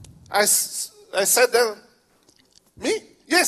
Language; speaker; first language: English; non-native, learner; Indonesian